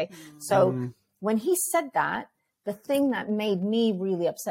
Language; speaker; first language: English; early bilingual, other home language; Ukrainian